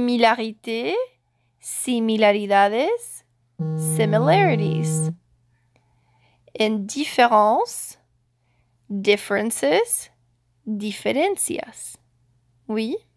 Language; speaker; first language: French; non-native, fluent; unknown